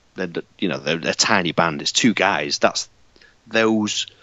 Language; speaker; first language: English; native; English